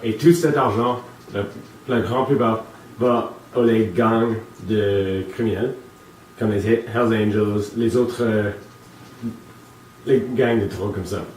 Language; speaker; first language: French; non-native, local second language; English